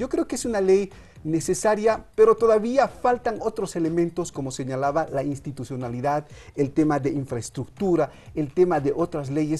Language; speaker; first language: Spanish; native; Spanish